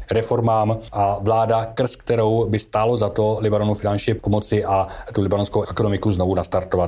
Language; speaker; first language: Czech; native; Czech